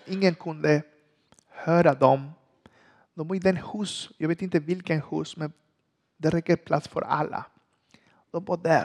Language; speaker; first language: Swedish; non-native, learner; Spanish